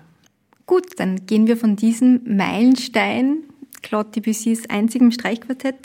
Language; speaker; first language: German; native; German